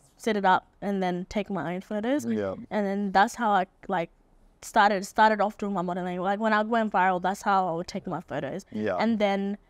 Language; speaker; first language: English; native; English